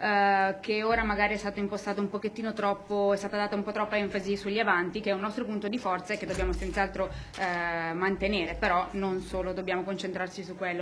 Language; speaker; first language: Italian; native; Italian